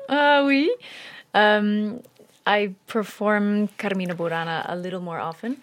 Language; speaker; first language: English; native; English